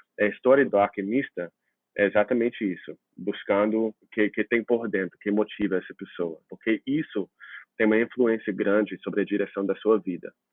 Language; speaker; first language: Portuguese; non-native, fluent; English